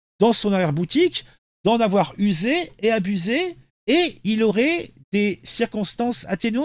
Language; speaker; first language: French; native; French